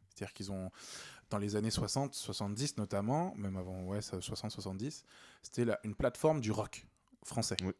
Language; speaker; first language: French; native; French